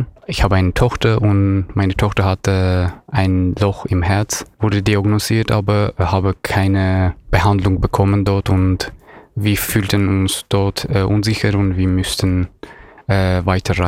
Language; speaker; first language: German; non-native, learner; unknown